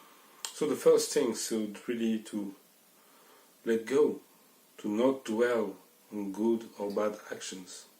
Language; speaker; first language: English; non-native, fluent; French